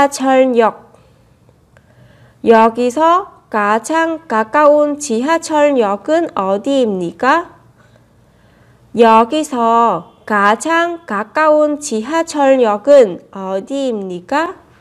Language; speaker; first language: Korean; non-native, fluent; Vietnamese